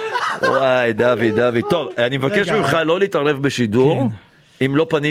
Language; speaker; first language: Hebrew; native; Hebrew